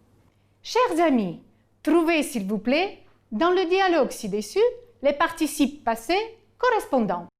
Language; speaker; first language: French; non-native, fluent; Ukrainian